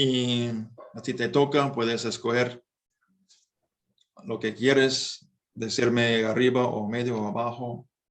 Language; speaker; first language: Spanish; non-native, learner; English